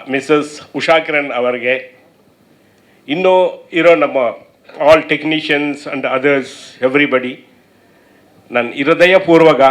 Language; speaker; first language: Kannada; non-native, learner; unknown